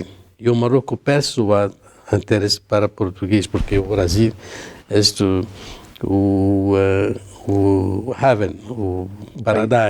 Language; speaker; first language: Portuguese; non-native, learner; Arabic